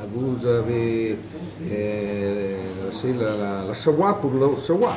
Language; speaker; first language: French; non-native, fluent; Italian